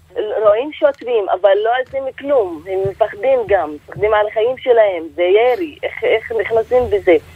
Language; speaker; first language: Hebrew; non-native, local second language; Arabic